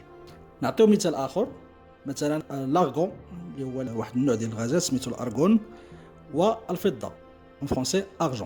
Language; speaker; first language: Arabic; native; Arabic